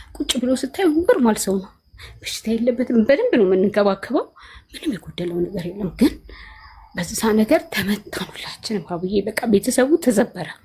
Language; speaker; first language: Amharic; native; Amharic